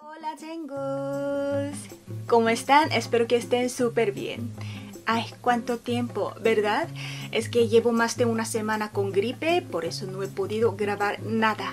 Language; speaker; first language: Spanish; non-native, fluent; Korean